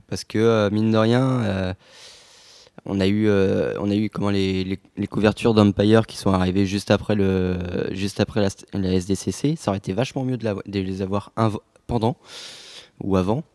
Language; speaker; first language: French; native; French